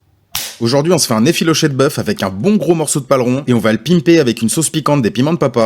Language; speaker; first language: French; native; French